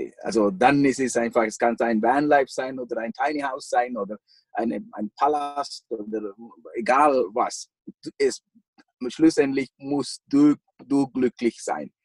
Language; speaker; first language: German; non-native, fluent; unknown